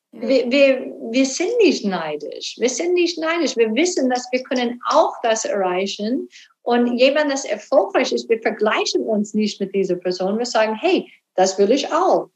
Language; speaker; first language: German; non-native, learner; English